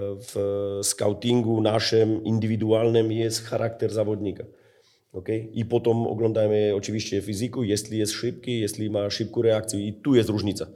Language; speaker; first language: Polish; non-native, learner; Slovak